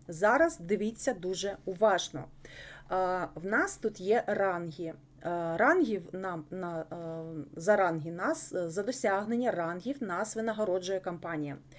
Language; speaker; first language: Ukrainian; non-native, local second language; Russian